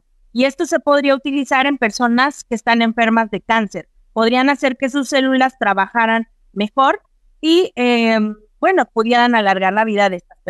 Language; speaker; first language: Spanish; native; Spanish